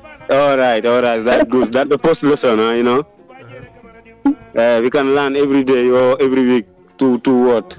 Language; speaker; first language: English; non-native, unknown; Wolof